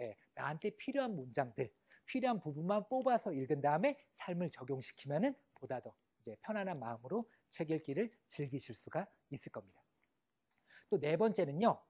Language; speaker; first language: Korean; native; Korean